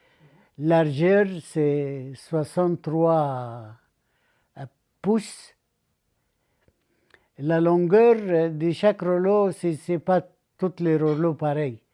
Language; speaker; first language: French; non-native, learner; Arabic